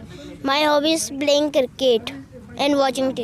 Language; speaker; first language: English; non-native, learner; Hindi